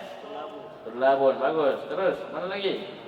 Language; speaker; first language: Indonesian; native; Indonesian